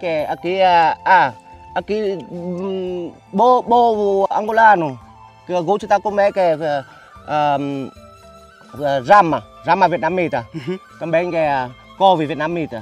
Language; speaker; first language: Portuguese; non-native, learner; Vietnamese